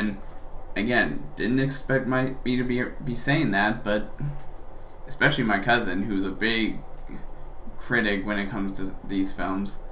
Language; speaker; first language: English; native; English